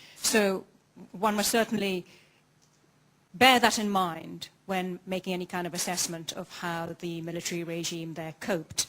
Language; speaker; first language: English; native; English